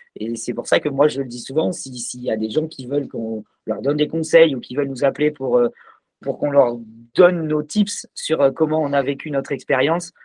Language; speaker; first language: French; native; French